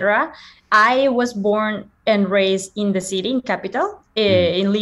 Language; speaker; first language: English; non-native, fluent; Spanish